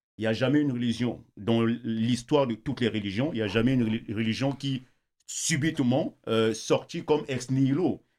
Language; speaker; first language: French; non-native, local second language; Kongo